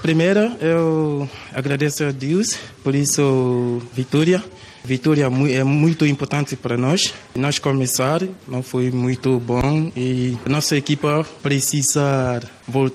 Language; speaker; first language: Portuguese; non-native, learner; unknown